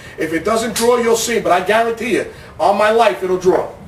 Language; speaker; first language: English; native; English